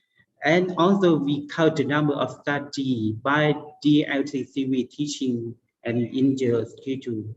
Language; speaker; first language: English; non-native, learner; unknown